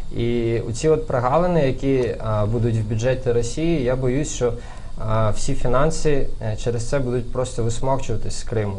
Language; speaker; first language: Ukrainian; non-native, local second language; Crimean Tatar